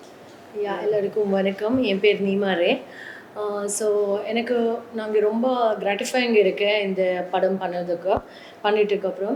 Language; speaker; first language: Tamil; non-native, learner; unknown